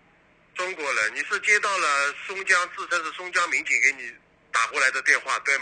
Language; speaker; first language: Chinese; native; Chinese